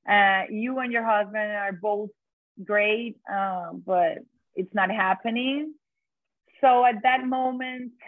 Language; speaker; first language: English; non-native, fluent; Spanish